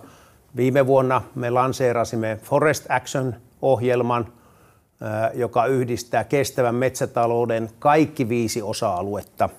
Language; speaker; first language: Finnish; native; Finnish